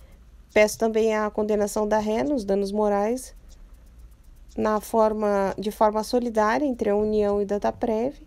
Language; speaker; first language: Portuguese; native; Portuguese